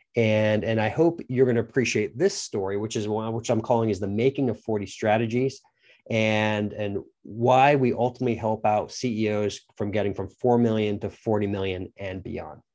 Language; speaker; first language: English; native; English